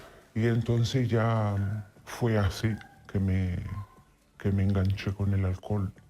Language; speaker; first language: Spanish; non-native, fluent; Italian